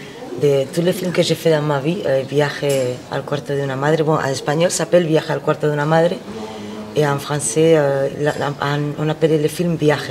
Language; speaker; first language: French; non-native, fluent; Spanish